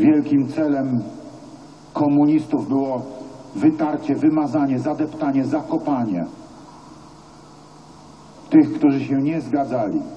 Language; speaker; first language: Polish; native; Polish